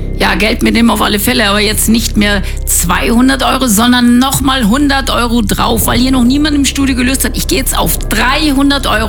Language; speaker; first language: German; native; German